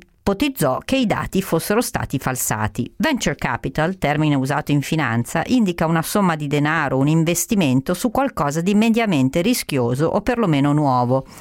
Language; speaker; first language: Italian; native; Italian